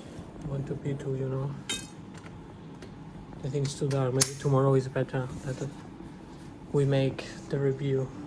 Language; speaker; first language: English; non-native, learner; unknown